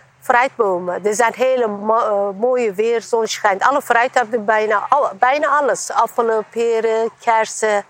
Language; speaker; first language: Dutch; non-native, learner; Turkish